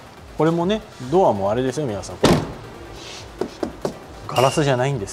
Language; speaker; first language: Japanese; native; Japanese